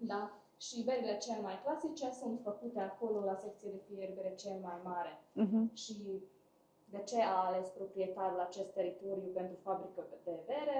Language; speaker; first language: Romanian; non-native, local second language; Hungarian